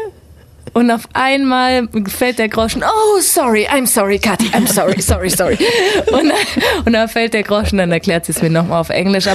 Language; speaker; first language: German; native; German